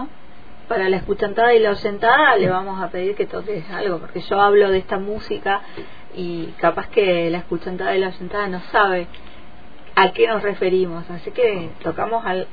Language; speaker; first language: Spanish; native; Spanish